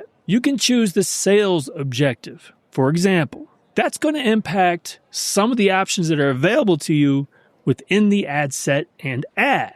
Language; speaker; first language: English; native; English